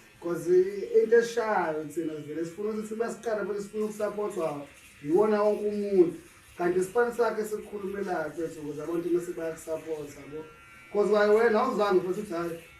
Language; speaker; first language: Zulu; native; Zulu